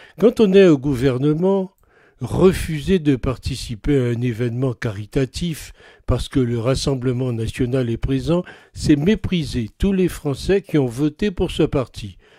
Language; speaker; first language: French; native; French